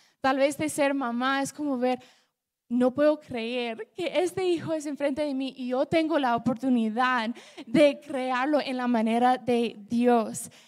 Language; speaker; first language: Spanish; non-native, fluent; English